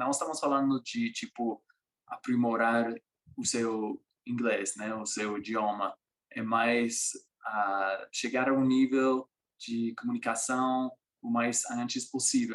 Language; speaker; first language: Portuguese; non-native, fluent; English